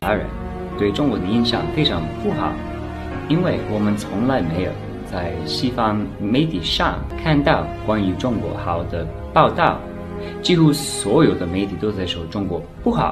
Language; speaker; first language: Chinese; non-native, fluent; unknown